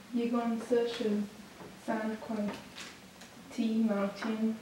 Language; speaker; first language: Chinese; non-native, learner; English